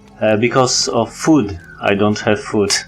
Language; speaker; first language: English; non-native, learner; Polish